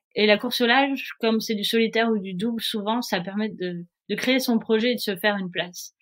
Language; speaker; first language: French; native; French